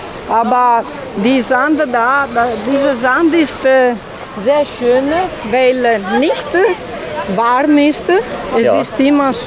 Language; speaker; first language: German; non-native, learner; Italian